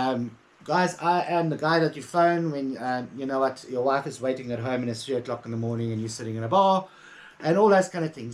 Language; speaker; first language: English; native; English